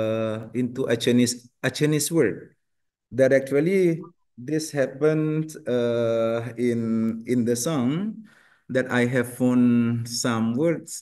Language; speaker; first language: English; non-native, learner; Indonesian